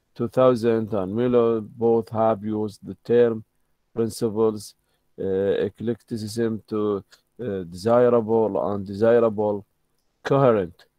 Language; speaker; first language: English; non-native, fluent; Arabic